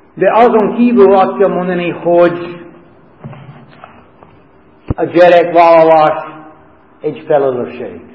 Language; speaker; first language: Hungarian; non-native, fluent; English